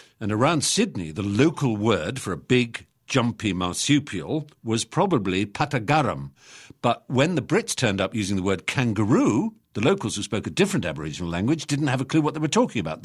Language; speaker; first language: English; native; English